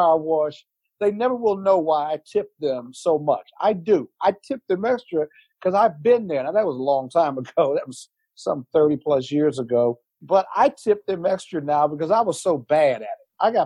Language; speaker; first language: English; native; English